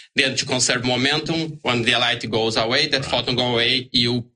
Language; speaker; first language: English; non-native, learner; Portuguese